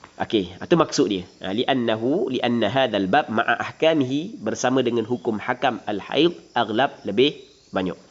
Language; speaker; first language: Malay; native; Malay